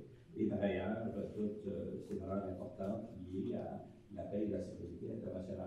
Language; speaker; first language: French; native; French